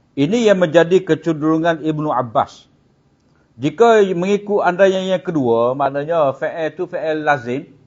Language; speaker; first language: Malay; native; Malay